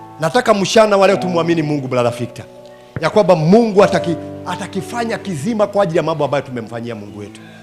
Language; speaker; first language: Swahili; non-native, local second language; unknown